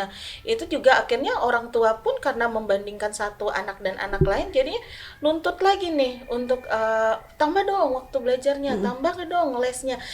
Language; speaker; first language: Indonesian; non-native, local second language; Sundanese